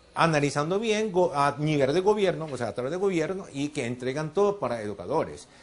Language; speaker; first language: Spanish; non-native, fluent; Japanese